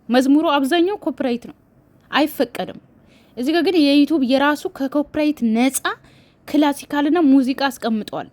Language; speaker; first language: Amharic; native; Amharic